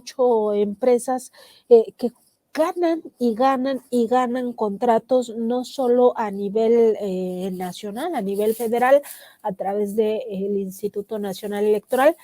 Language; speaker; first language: Spanish; native; Spanish